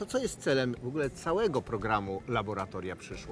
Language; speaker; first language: Polish; native; Polish